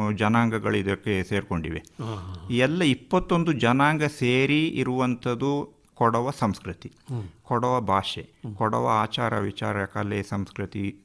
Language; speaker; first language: Kannada; non-native, local second language; Kodava